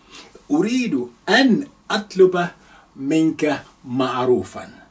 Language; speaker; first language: Arabic; non-native, fluent; Yoruba